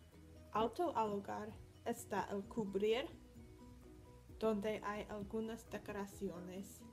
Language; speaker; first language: Spanish; non-native, learner; English